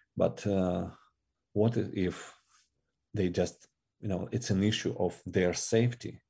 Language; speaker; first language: English; non-native, fluent; Russian